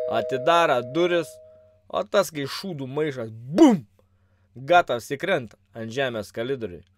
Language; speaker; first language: Lithuanian; native; Lithuanian